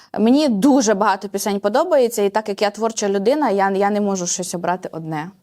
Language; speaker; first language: Ukrainian; native; Ukrainian